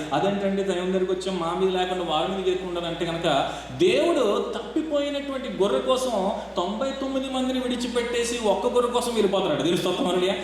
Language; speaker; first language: Telugu; non-native, local second language; Rajasthani